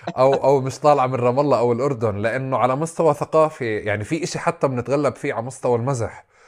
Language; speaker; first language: Arabic; native; Arabic